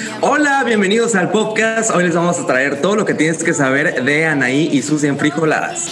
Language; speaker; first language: Spanish; native; Spanish